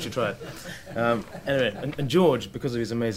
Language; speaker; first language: English; native; English